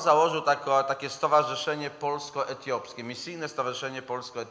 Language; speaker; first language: Polish; native; Polish